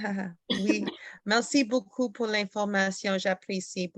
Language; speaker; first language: French; non-native, fluent; English